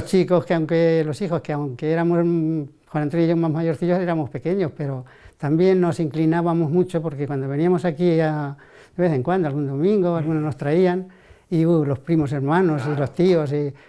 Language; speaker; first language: Spanish; native; Spanish